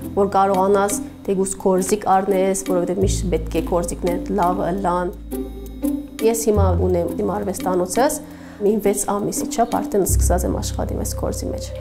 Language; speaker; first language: Armenian; early bilingual, heritage; Armenian